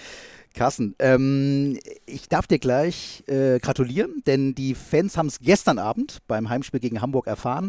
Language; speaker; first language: German; native; German